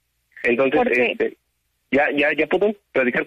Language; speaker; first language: Spanish; native; Spanish